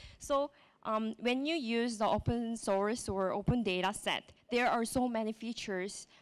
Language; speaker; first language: English; non-native, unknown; Korean